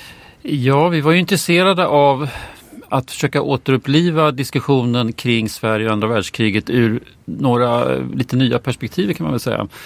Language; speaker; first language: Swedish; native; Swedish